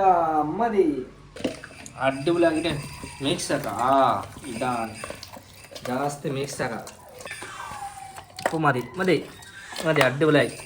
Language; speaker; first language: Malayalam; early bilingual, heritage; Malayalam